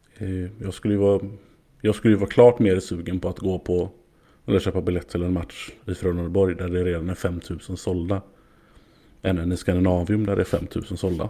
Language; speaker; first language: Swedish; native; Swedish